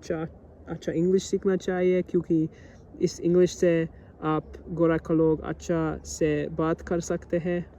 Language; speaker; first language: Hindi; non-native, learner; English